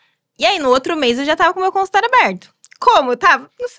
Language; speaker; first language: Portuguese; native; Portuguese